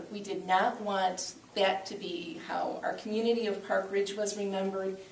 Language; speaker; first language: English; native; English